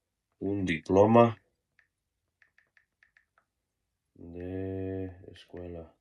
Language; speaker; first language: Spanish; non-native, learner; Russian